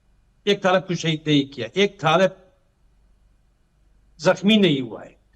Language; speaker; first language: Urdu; non-native, fluent; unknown